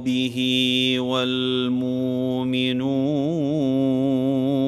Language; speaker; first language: Arabic; native; Arabic